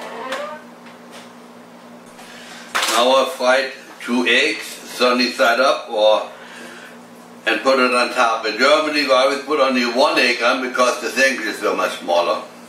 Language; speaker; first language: English; non-native, fluent; German